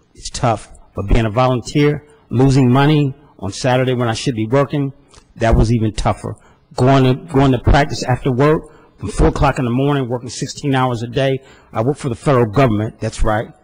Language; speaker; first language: English; native; English